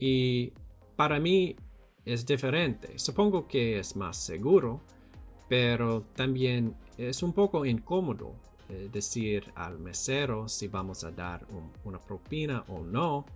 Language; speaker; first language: Spanish; non-native, learner; English